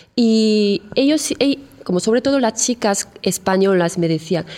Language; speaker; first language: Spanish; non-native, fluent; Korean